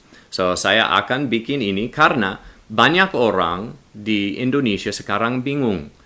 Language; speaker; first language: Indonesian; non-native, learner; English